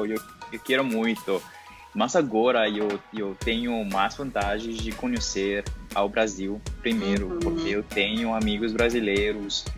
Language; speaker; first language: Portuguese; non-native, learner; Spanish